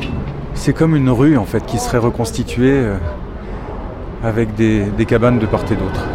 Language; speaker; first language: French; native; French